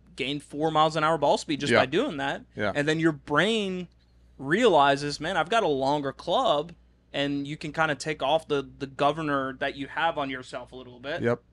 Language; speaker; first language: English; non-native, fluent; Norwegian